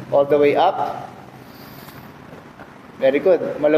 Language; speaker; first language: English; non-native, local second language; Filipino